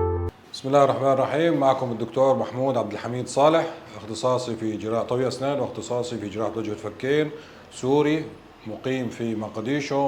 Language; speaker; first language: Arabic; native; Arabic